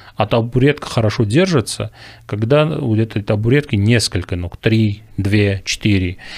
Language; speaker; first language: Russian; non-native, local second language; Armenian